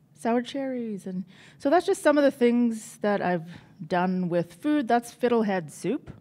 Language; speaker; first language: English; native; English